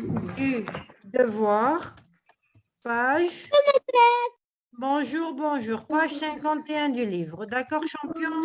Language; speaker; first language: French; native; French